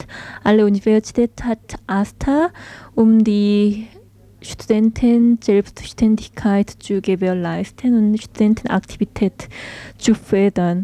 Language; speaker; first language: German; non-native, learner; Korean